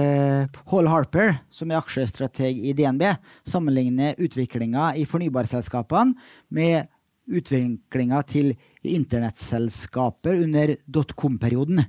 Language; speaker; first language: Norwegian; native; Norwegian